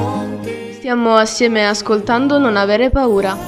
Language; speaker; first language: Italian; native; Italian